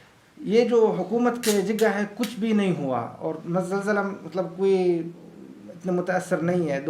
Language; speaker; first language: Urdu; non-native, learner; Arabic